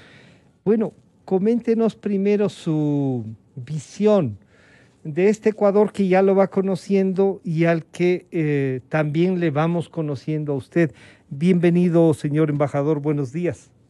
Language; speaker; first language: Spanish; native; Spanish